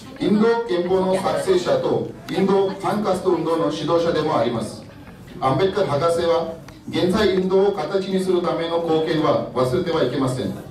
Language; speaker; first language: Japanese; non-native, fluent; Marathi